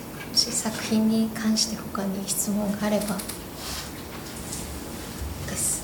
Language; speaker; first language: Japanese; native; Japanese